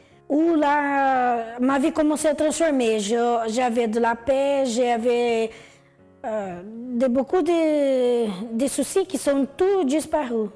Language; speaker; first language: French; non-native, learner; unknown